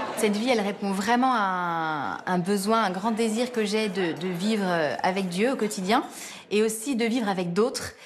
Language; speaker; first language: French; native; French